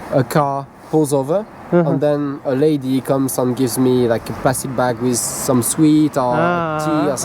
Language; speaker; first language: English; non-native, fluent; French